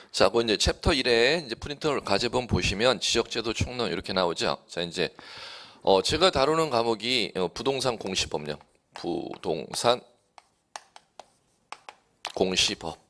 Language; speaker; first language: Korean; native; Korean